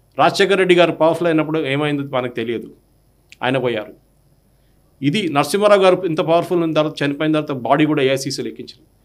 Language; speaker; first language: Telugu; non-native, local second language; Malayalam